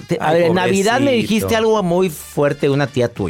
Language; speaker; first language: Spanish; native; Spanish